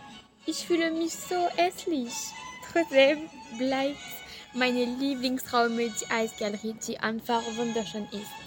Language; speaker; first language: German; non-native, learner; French